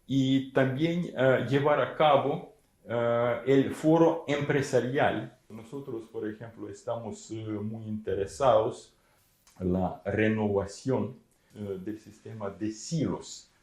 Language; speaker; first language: Spanish; non-native, fluent; Ukrainian